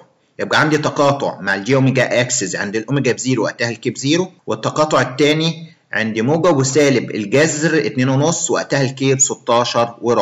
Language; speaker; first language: Arabic; native; Arabic